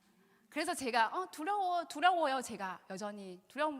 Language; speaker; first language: Korean; non-native, learner; Chinese